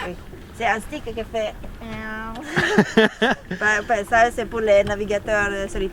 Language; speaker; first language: French; non-native, learner; Italian